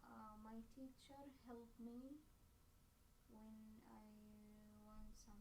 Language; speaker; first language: English; non-native, learner; Arabic